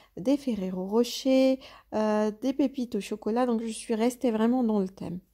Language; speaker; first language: French; non-native, local second language; Arabic